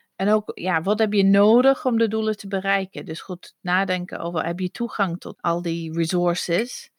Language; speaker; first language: Dutch; non-native, fluent; English